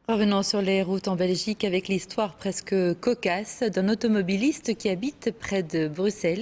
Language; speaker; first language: French; native; French